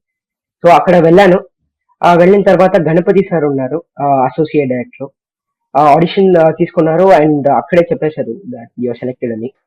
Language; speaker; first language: Telugu; non-native, learner; Kannada